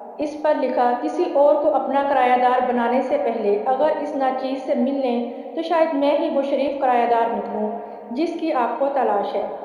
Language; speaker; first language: Urdu; native; Urdu